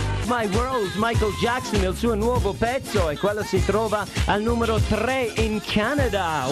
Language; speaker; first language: Italian; non-native, fluent; English